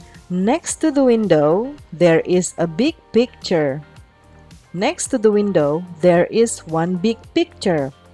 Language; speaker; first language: English; non-native, fluent; Indonesian